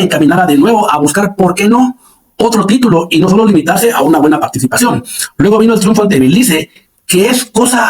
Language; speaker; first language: Spanish; native; Spanish